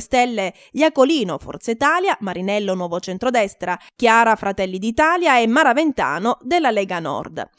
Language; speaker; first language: Italian; native; Italian